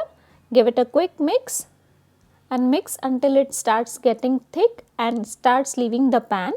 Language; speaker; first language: English; non-native, local second language; Hindi